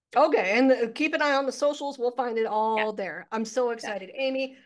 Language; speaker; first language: English; native; English